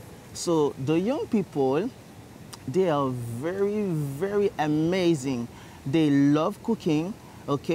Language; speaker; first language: English; non-native, learner; Haitian Creole